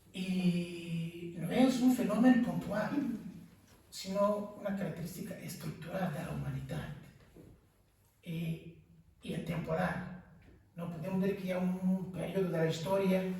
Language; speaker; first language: Catalan; non-native, fluent; Kinyarwanda